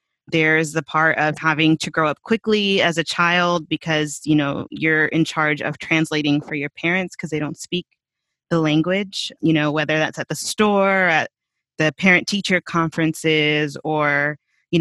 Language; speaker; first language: English; early bilingual, other home language; Spanish